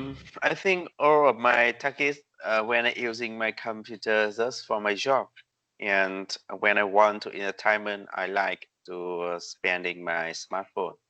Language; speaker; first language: English; non-native, learner; Vietnamese